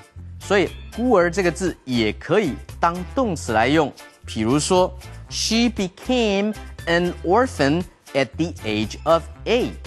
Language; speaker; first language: Chinese; native; Chinese